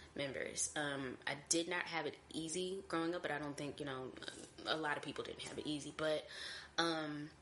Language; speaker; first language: English; native; English